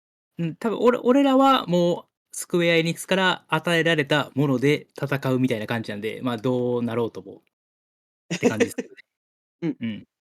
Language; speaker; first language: Japanese; native; Japanese